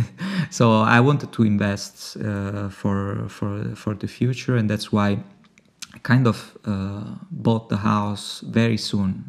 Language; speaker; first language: English; non-native, fluent; Italian